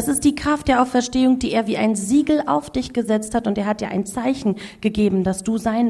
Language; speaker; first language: German; native; German